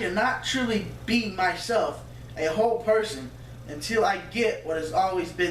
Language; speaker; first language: English; native; English